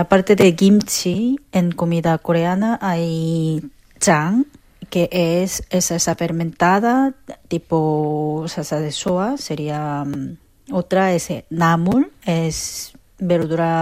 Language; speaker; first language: Spanish; non-native, fluent; Korean